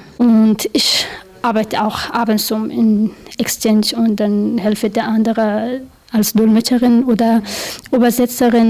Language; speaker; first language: German; non-native, learner; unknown